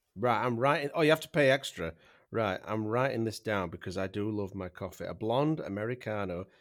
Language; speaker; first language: English; native; English